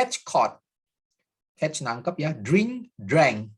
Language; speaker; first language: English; non-native, fluent; Indonesian